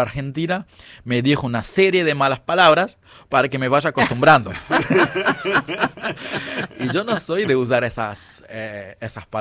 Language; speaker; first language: Spanish; non-native, fluent; Kabuverdianu